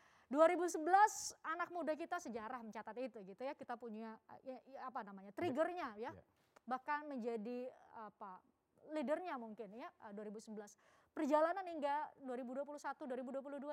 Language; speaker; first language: Indonesian; native; Indonesian